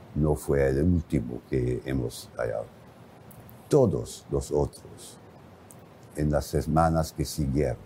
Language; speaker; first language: Spanish; non-native, fluent; English